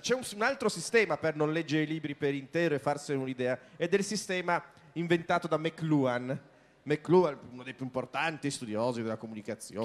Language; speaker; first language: Italian; native; Italian